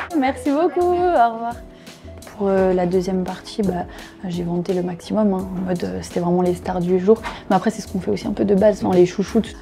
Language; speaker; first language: French; native; French